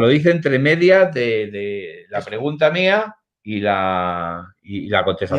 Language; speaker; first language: Spanish; native; Spanish